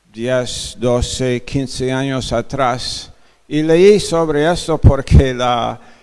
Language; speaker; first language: Spanish; non-native, fluent; English